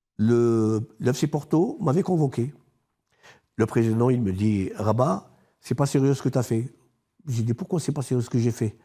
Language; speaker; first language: French; non-native, local second language; Arabic